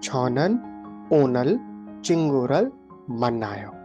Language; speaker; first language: Korean; non-native, fluent; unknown